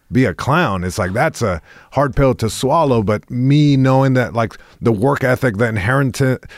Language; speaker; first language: English; early bilingual, other home language; Spanish